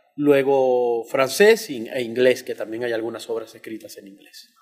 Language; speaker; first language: Spanish; native; Spanish